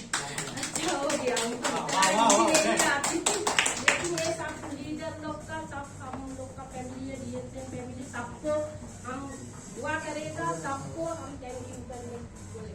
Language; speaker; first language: Hindi; non-native, learner; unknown